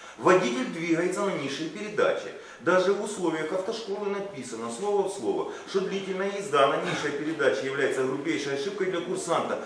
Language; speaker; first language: Russian; non-native, local second language; Ukrainian